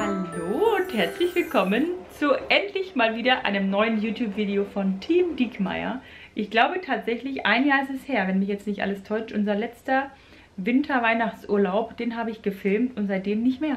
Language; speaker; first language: German; native; German